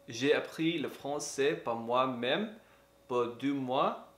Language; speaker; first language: French; non-native, learner; English